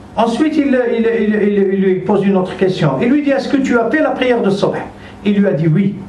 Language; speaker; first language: French; non-native, local second language; Arabic